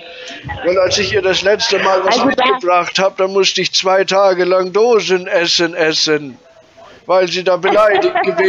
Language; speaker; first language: German; native; German